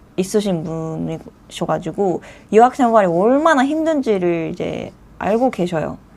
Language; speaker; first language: Korean; non-native, fluent; Japanese